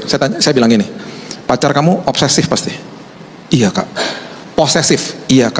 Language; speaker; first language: Indonesian; native; Indonesian